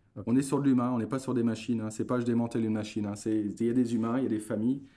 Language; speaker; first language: French; native; French